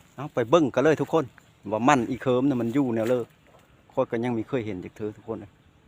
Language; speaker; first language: Thai; native; Thai